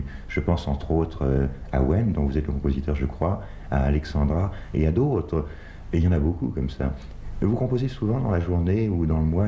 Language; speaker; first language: French; native; French